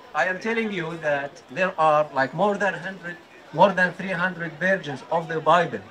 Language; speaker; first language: English; non-native, fluent; Arabic